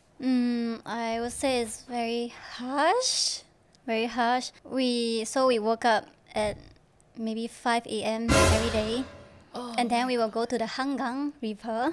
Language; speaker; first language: English; non-native, local second language; Chinese